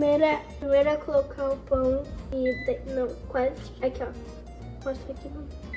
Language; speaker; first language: Portuguese; early bilingual, heritage; English